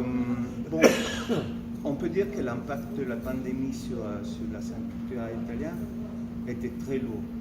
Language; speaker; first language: French; non-native, fluent; Italian